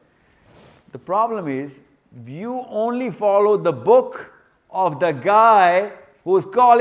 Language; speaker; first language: English; non-native, local second language; Urdu